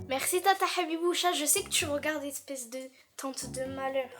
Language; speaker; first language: French; native; French